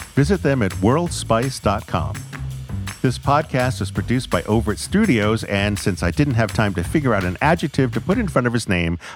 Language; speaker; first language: English; native; English